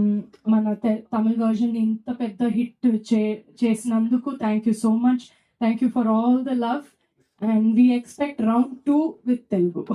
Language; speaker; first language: Telugu; non-native, fluent; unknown